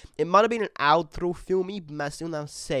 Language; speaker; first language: Portuguese; non-native, learner; English